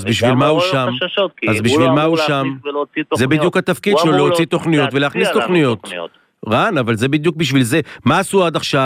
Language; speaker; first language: Hebrew; native; Hebrew